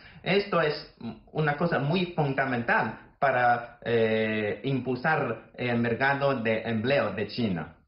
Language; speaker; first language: Spanish; non-native, fluent; Chinese